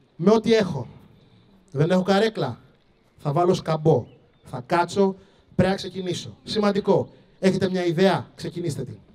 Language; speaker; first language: Greek; early bilingual, other home language; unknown